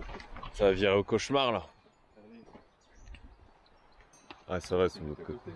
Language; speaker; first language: French; native; French